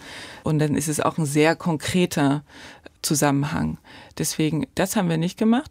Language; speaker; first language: German; native; German